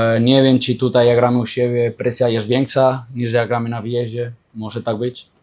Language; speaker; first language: Polish; non-native, fluent; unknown